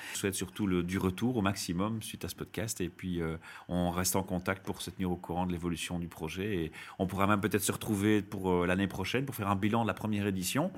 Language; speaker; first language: French; native; French